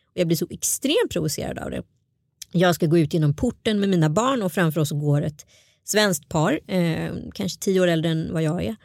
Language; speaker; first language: Swedish; early bilingual, other home language; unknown